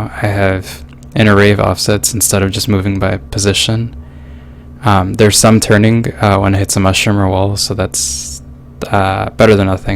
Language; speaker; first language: English; native; English